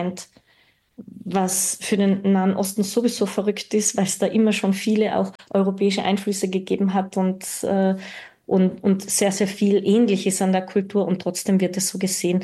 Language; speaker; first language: German; native; German